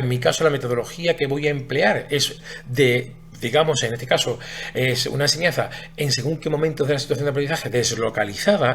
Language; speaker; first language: Spanish; native; Spanish